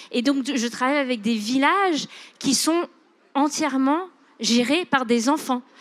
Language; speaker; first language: French; non-native, local second language; English